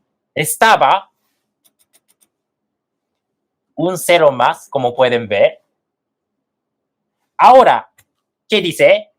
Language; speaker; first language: Spanish; non-native, fluent; Japanese